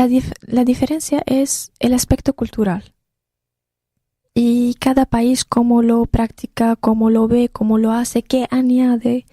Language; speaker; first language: Spanish; non-native, fluent; Arabic